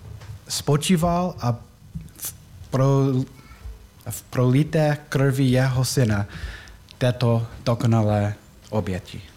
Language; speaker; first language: Czech; non-native, learner; English